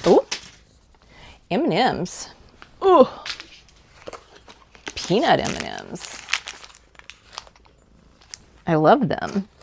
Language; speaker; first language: English; native; English